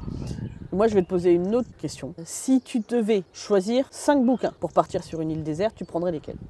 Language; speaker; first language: French; native; French